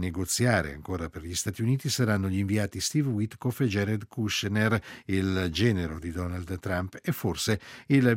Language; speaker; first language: Italian; native; Italian